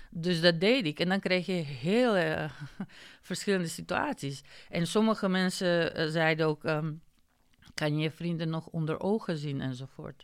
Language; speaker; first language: Dutch; non-native, fluent; Macedonian